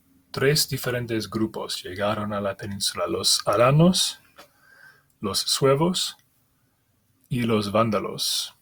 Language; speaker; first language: Spanish; non-native, fluent; English